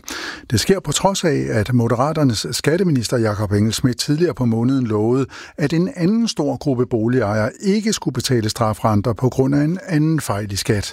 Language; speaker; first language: Danish; native; Danish